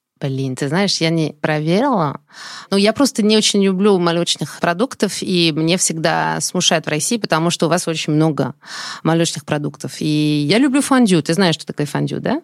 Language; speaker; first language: Russian; non-native, fluent; French